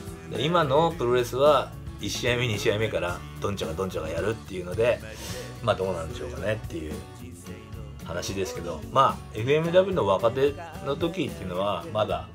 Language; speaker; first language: Japanese; native; Japanese